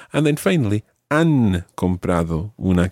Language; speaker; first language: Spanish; non-native, fluent; English